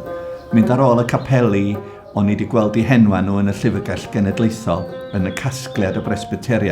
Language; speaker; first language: Welsh; native; Welsh